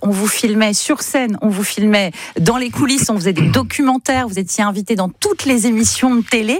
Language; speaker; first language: French; native; French